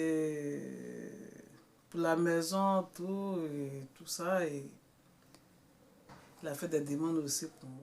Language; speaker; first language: French; non-native, learner; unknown